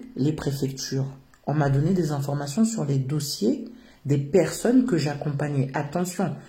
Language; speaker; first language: French; native; French